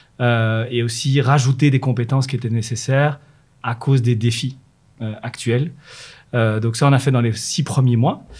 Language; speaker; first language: French; native; French